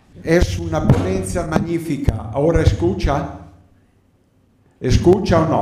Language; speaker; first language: Spanish; non-native, learner; Italian